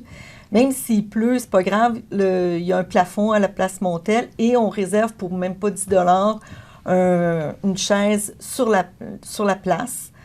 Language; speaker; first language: French; native; French